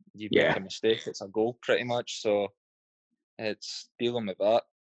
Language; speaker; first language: English; native; English